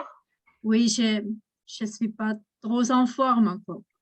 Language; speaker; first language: French; non-native, learner; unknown